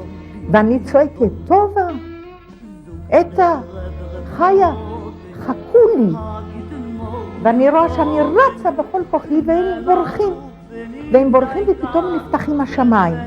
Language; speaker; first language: Hebrew; non-native, fluent; Polish